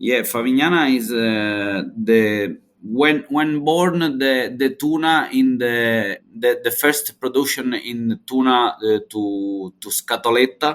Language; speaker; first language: English; non-native, learner; Italian